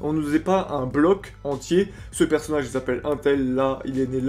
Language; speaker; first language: French; native; French